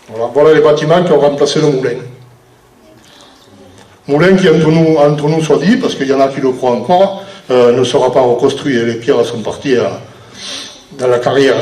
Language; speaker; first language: French; native; French